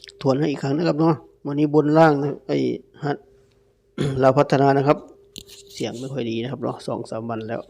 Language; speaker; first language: Thai; native; Thai